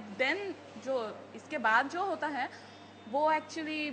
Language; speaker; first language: Hindi; non-native, fluent; Bangla